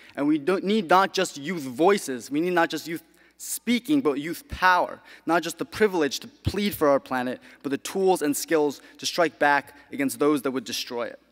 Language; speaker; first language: English; native; English